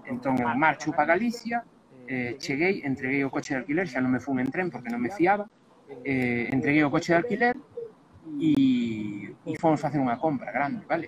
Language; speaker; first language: Galician; non-native, local second language; Spanish